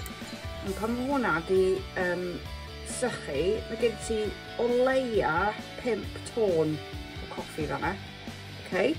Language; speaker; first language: Welsh; non-native, local second language; English